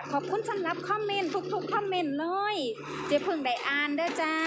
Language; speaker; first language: Thai; native; Thai